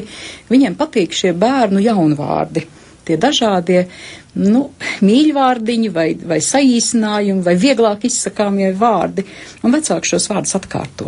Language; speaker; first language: Latvian; native; Latvian